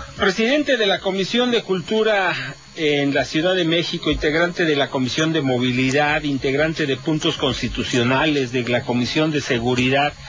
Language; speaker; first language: Spanish; native; Spanish